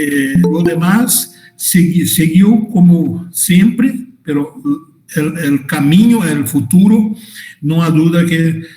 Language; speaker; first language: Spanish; non-native, fluent; Portuguese